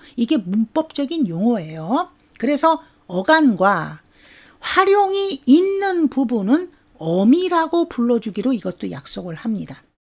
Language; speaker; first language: Korean; native; Korean